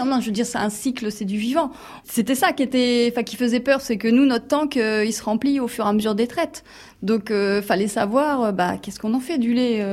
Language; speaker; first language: French; native; French